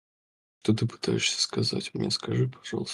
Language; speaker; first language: Russian; native; Russian